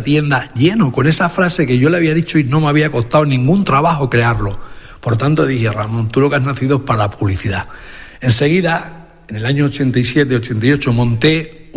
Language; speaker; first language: Spanish; native; Spanish